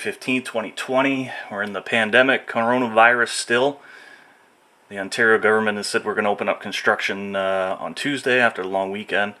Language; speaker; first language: English; native; English